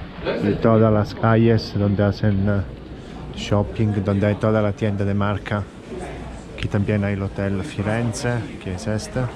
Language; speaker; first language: Spanish; non-native, fluent; Italian